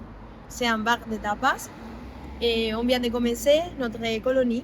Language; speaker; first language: French; non-native, fluent; Spanish